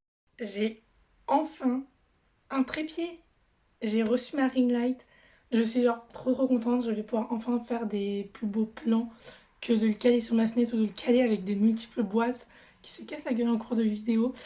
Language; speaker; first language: French; native; French